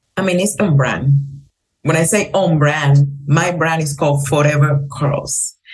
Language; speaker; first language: English; non-native, fluent; Spanish